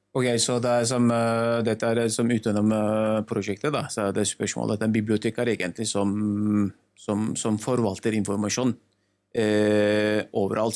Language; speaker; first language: Norwegian; non-native, learner; Turkish